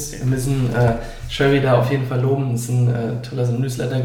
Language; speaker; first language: German; native; German